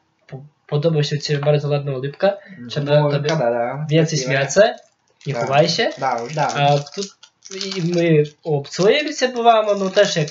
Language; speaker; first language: Polish; non-native, local second language; Lithuanian